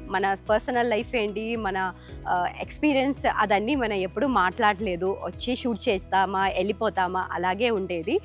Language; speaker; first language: Telugu; non-native, fluent; Malayalam